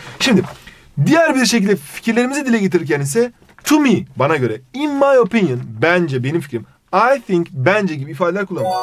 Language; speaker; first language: Turkish; native; Turkish